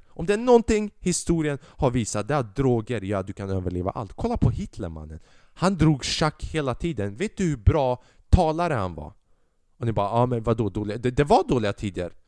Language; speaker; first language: Swedish; early bilingual, other home language; Albanian